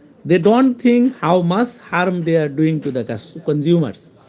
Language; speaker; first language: English; non-native, local second language; Bangla